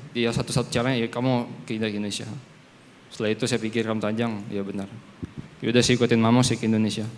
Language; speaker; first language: Indonesian; non-native, fluent; French